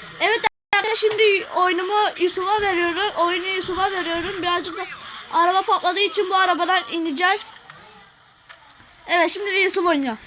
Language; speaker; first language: Turkish; native; Turkish